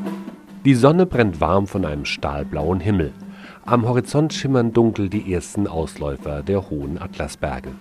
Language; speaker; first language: German; native; German